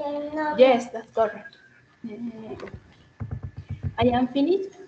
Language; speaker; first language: English; non-native, learner; Spanish